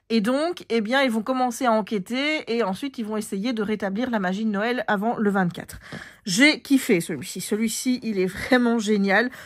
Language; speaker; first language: French; native; French